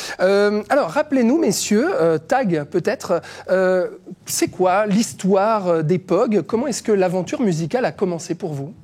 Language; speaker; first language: French; native; French